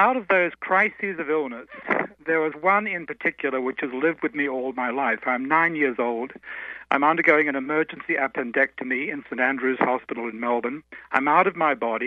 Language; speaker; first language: English; native; English